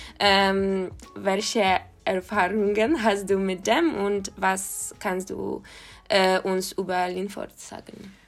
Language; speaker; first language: German; non-native, learner; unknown